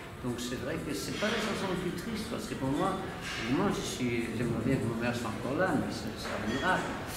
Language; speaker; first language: French; non-native, fluent; Dutch